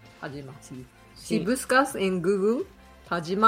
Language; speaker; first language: Spanish; non-native, learner; Japanese